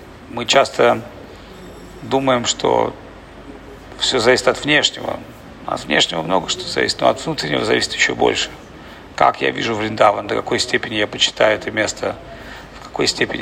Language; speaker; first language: Russian; native; Russian